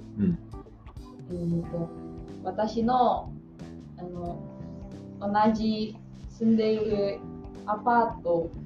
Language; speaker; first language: Japanese; non-native, learner; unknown